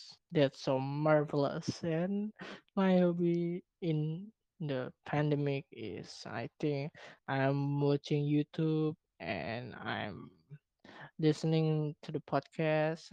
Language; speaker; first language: English; non-native, learner; Indonesian